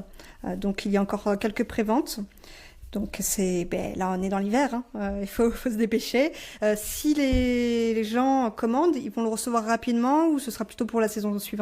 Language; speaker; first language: French; native; French